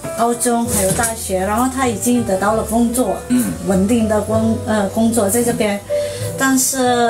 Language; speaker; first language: Chinese; non-native, fluent; Indonesian